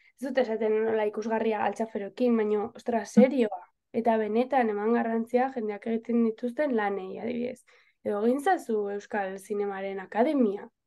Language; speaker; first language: Basque; native; Basque